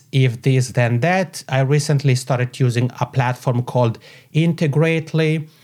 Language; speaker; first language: English; non-native, fluent; Italian